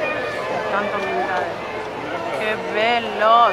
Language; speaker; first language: Italian; non-native, learner; Spanish